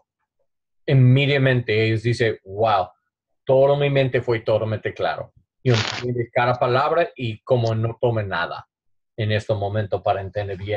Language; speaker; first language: Spanish; non-native, learner; English